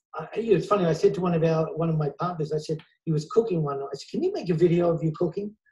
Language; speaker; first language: English; native; English